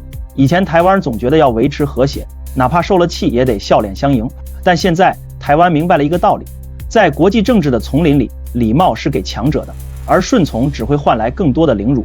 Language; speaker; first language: Chinese; native; Chinese